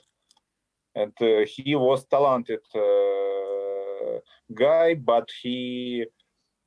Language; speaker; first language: English; non-native, learner; Ukrainian